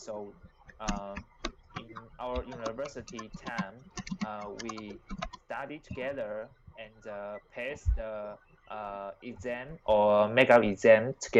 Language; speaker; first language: English; non-native, learner; Chinese